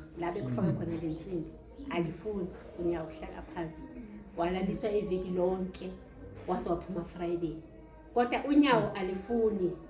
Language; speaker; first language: Zulu; native; Zulu